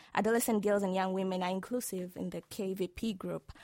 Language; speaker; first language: English; non-native, local second language; Swahili